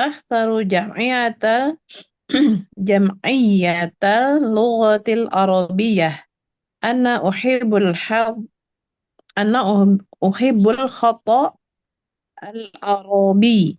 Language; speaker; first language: Arabic; non-native, learner; Indonesian